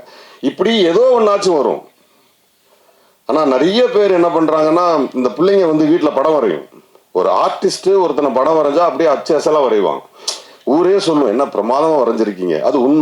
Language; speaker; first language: Tamil; native; Tamil